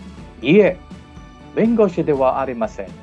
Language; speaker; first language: Japanese; non-native, fluent; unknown